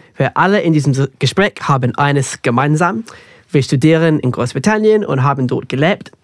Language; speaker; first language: German; non-native, fluent; English